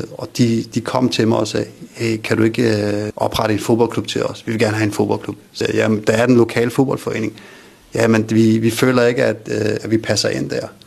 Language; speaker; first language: Danish; early bilingual, other home language; Kurdish